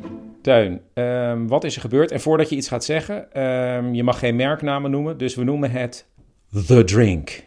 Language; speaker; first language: Dutch; native; Dutch